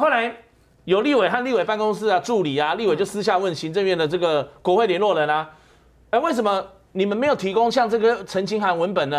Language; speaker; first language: Chinese; native; Chinese